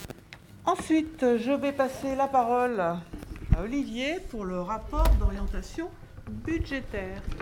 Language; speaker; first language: French; native; French